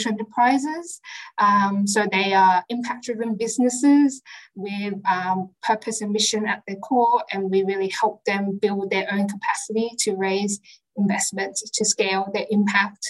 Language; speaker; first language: English; native; English